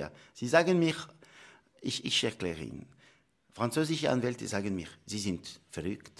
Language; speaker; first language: German; non-native, local second language; French